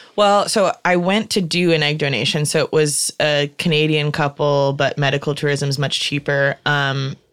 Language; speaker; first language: English; native; English